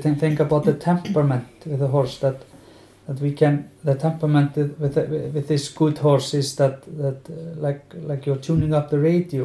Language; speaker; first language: English; non-native, fluent; Icelandic